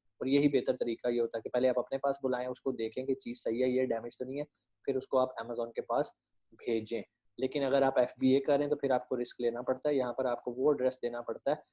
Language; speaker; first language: Urdu; native; Urdu